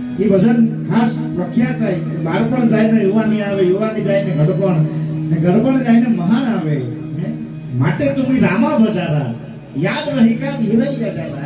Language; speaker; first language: Gujarati; non-native, local second language; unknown